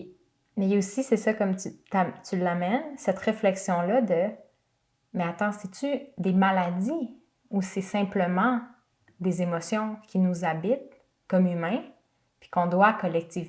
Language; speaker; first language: French; native; French